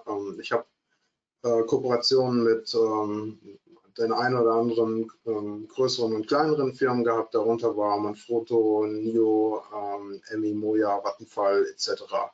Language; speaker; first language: German; native; German